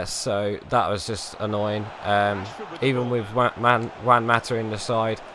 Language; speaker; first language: English; native; English